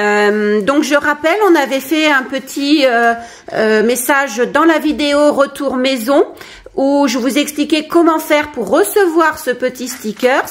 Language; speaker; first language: French; native; French